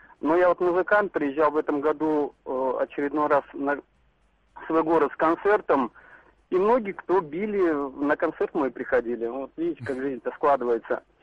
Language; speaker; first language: Russian; native; Russian